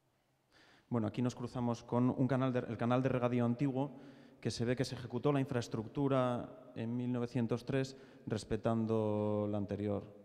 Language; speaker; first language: Spanish; native; Spanish